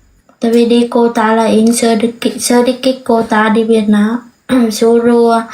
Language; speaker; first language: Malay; non-native, learner; Vietnamese